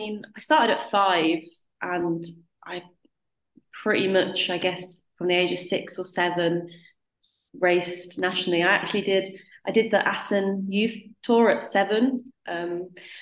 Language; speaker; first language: English; native; English